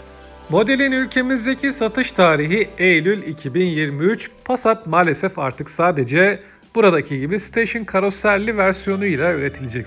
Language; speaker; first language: Turkish; native; Turkish